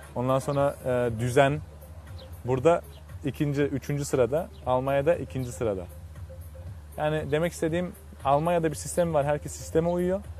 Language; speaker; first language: Turkish; early bilingual, heritage; Turkish